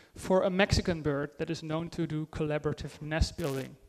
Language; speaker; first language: English; non-native, fluent; Dutch